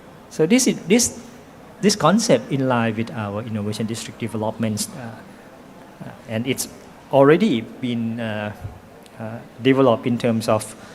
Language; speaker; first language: English; non-native, fluent; Thai